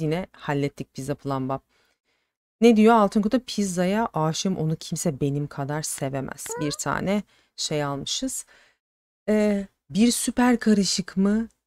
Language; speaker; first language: Turkish; native; Turkish